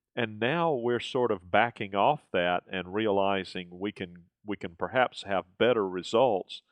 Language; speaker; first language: English; native; English